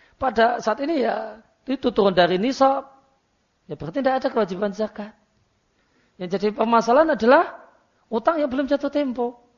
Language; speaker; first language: Indonesian; non-native, local second language; Javanese